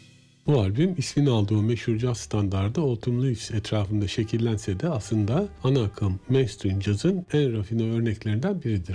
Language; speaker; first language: Turkish; native; Turkish